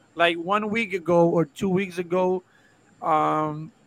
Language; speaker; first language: English; non-native, fluent; Spanish